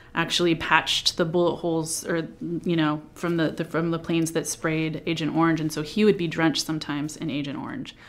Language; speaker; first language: English; native; English